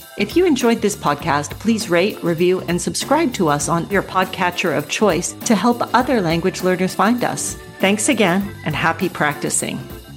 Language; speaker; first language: English; native; English